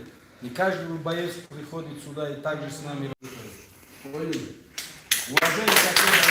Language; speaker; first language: Russian; native; Russian